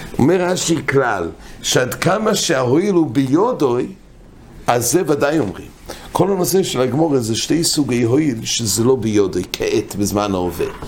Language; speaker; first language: Hebrew; non-native, fluent; English